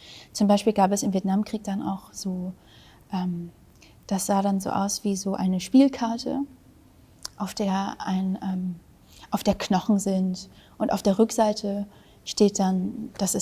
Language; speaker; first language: German; early bilingual, other home language; Vietnamese